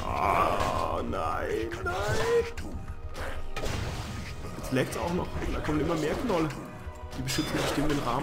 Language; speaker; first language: German; native; German